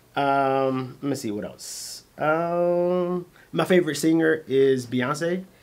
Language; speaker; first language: English; native; English